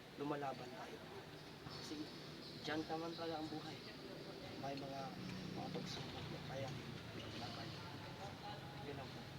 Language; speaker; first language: Filipino; non-native, local second language; Cebuano